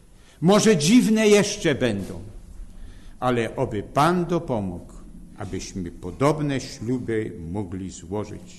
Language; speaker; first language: Polish; native; Polish